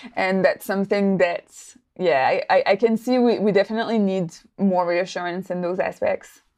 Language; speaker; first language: English; non-native, fluent; French